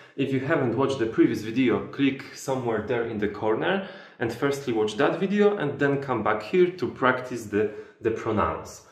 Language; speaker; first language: English; non-native, fluent; Polish